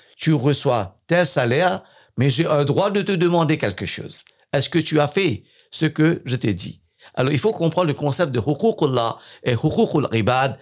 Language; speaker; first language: French; non-native, fluent; English